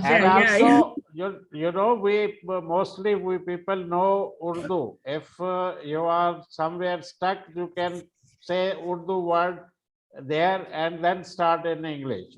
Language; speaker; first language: English; non-native, local second language; Urdu